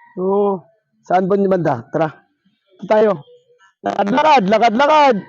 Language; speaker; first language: Filipino; non-native, local second language; Surigaonon